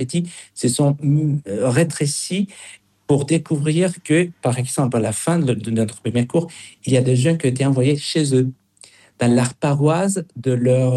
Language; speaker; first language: French; non-native, fluent; Spanish